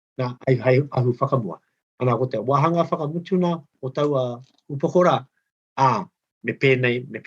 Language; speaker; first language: Māori; native; Māori